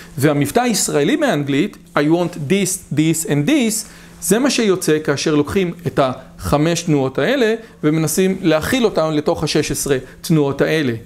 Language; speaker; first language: Hebrew; native; Hebrew